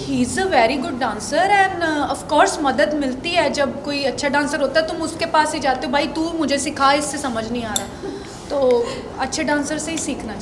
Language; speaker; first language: Hindi; non-native, local second language; Punjabi